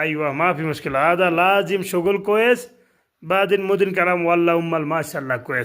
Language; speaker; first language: Arabic; non-native, learner; Bangla